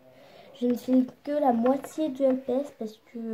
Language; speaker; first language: French; native; French